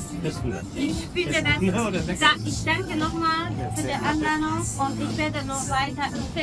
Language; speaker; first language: German; non-native, learner; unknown